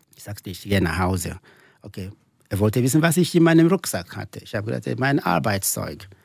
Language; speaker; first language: German; non-native, fluent; Igbo